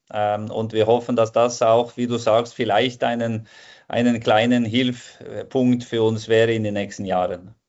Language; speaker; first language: German; non-native, fluent; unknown